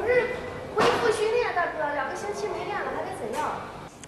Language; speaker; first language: Chinese; native; Chinese